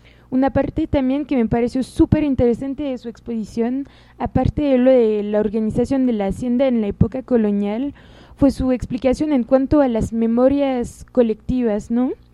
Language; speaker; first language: Spanish; non-native, fluent; French